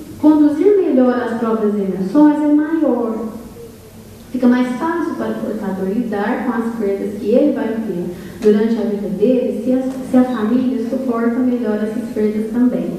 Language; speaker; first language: Portuguese; native; Portuguese